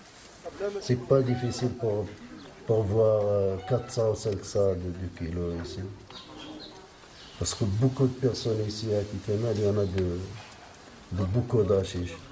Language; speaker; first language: French; non-native, learner; Arabic